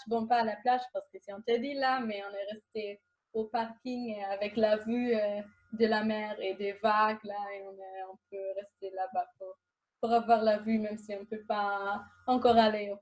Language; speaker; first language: French; non-native, fluent; German